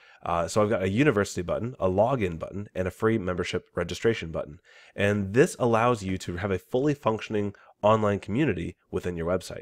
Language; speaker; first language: English; native; English